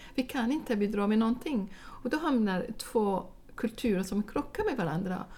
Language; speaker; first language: Swedish; non-native, fluent; Arabic